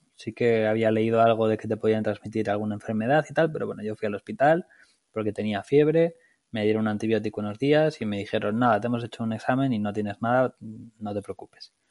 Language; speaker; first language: Spanish; native; Spanish